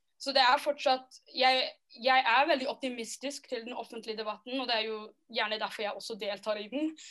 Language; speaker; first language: Norwegian; native; Norwegian